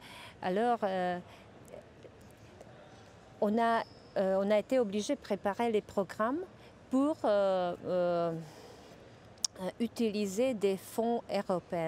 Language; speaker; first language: French; non-native, fluent; Czech